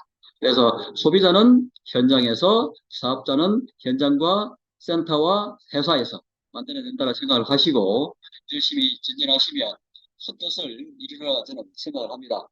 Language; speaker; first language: Korean; native; Korean